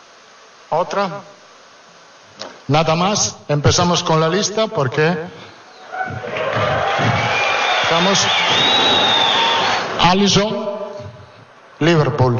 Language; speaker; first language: Portuguese; non-native, fluent; Italian